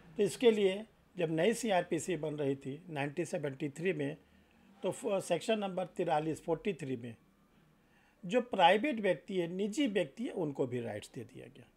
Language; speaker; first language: Hindi; native; Hindi